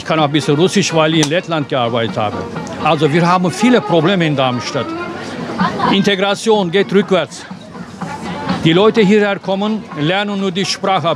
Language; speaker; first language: German; non-native, fluent; Turkish